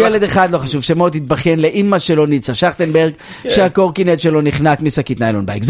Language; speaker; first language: Hebrew; native; Hebrew